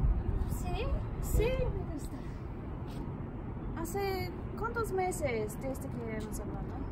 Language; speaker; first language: Spanish; non-native, learner; English